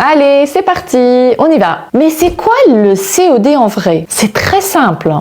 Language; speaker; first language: French; non-native, fluent; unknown